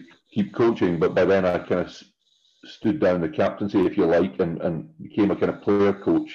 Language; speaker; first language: English; native; English